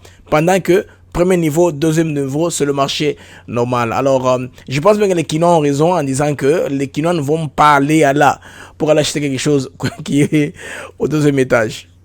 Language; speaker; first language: French; non-native, local second language; Lingala